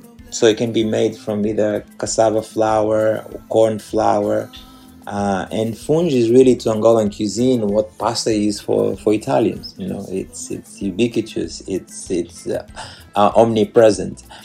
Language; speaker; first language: English; non-native, fluent; Portuguese